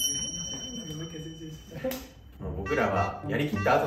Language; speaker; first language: Japanese; native; Japanese